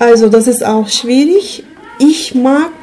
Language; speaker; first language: German; non-native, learner; Turkish